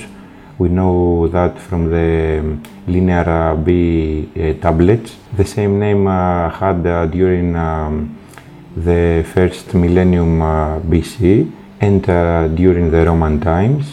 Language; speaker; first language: English; non-native, fluent; Greek